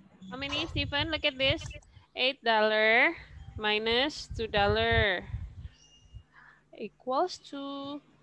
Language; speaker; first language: English; non-native, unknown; Indonesian